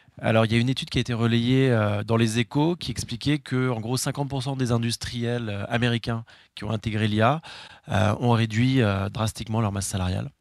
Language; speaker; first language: French; native; French